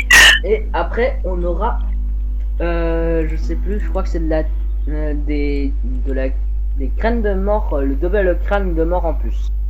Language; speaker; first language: French; native; French